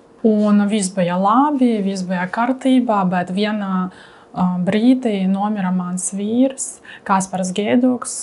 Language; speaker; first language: Latvian; non-native, learner; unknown